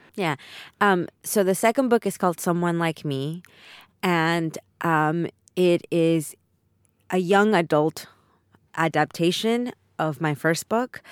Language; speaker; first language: English; early bilingual, other home language; Spanish